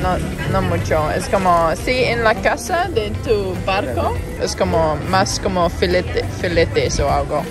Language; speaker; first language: Spanish; non-native, learner; English